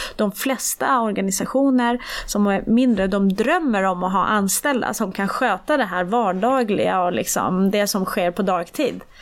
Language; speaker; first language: Swedish; early bilingual, other home language; Persian